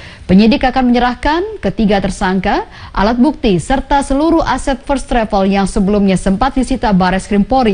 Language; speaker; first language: Indonesian; native; Indonesian